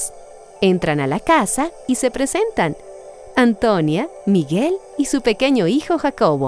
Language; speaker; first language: Spanish; native; Spanish